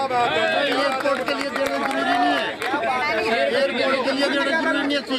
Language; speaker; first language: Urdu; non-native, local second language; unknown